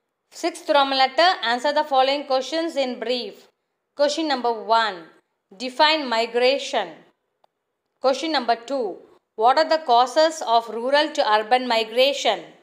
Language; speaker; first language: English; non-native, local second language; Tamil